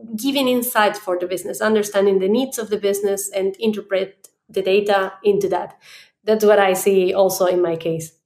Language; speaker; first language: English; non-native, fluent; Spanish